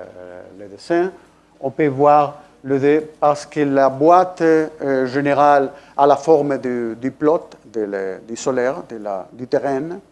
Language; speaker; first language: French; non-native, fluent; Spanish